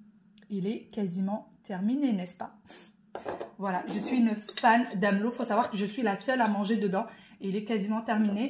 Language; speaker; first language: French; native; French